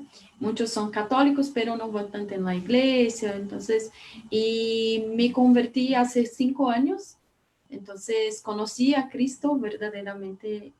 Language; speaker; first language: Spanish; non-native, fluent; Portuguese